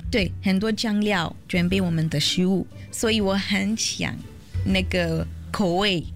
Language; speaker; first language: Chinese; non-native, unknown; Portuguese